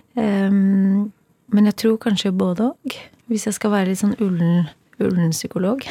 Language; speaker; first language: Norwegian; native; Norwegian